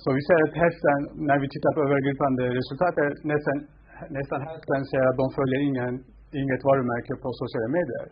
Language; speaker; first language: Swedish; non-native, fluent; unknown